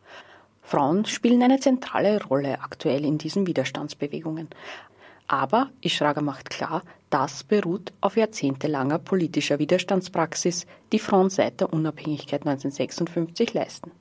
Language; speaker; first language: German; native; German